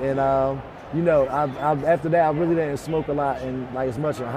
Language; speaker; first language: English; native; English